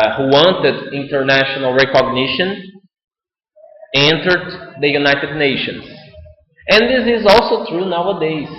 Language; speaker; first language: English; non-native, fluent; Portuguese